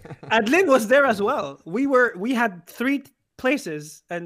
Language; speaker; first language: English; native; English